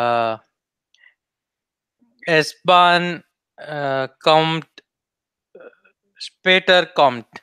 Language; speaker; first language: German; non-native, learner; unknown